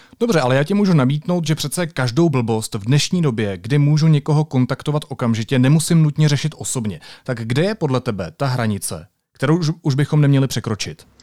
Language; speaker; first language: Czech; native; Czech